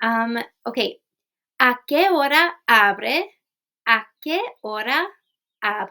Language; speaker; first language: Spanish; non-native, fluent; English